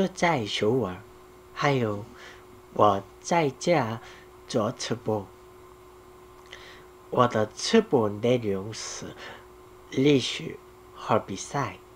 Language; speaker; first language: Chinese; non-native, learner; Korean